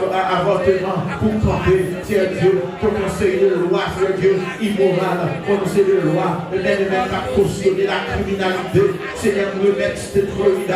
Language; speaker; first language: French; non-native, local second language; Haitian Creole